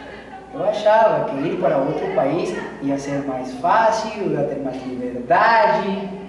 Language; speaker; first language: Portuguese; non-native, fluent; Spanish